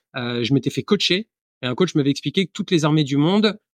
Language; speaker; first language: French; native; French